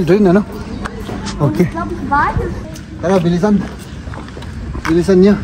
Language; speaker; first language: Filipino; non-native, learner; German